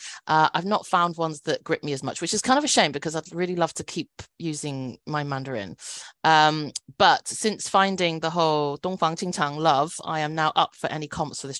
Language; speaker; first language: English; native; English